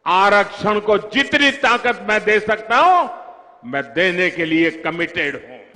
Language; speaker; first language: Hindi; non-native, local second language; Gujarati